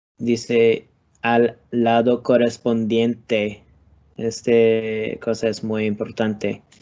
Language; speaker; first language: Spanish; non-native, learner; English